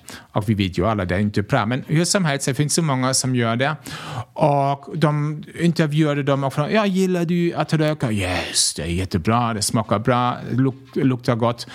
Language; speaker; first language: Swedish; non-native, fluent; German